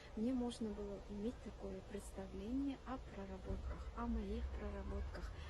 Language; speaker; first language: Russian; non-native, local second language; Kazakh